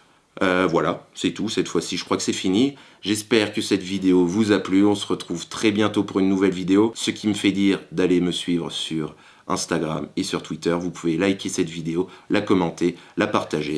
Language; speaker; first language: French; native; French